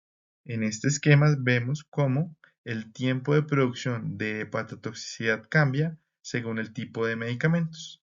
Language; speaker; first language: Spanish; native; Spanish